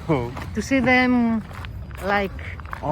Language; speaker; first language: English; non-native, fluent; Greek